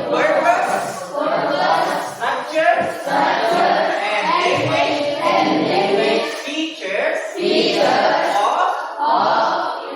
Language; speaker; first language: English; non-native, learner; Indonesian